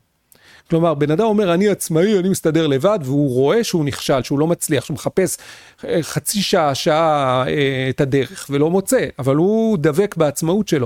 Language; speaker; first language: Hebrew; native; Hebrew